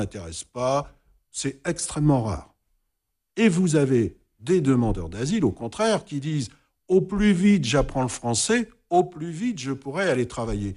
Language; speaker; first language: French; native; French